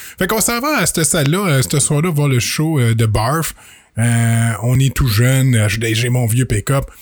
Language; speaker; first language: French; native; French